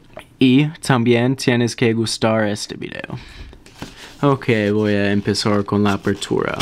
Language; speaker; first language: Spanish; non-native, learner; English